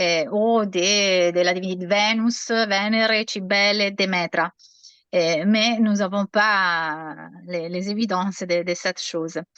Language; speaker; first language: French; non-native, learner; Italian